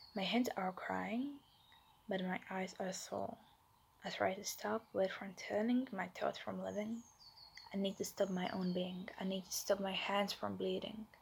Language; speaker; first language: English; non-native, fluent; Slovak